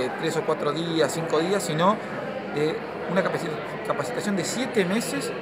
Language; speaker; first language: Spanish; native; Spanish